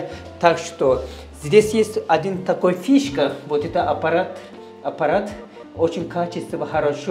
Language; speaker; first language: Russian; non-native, learner; Turkish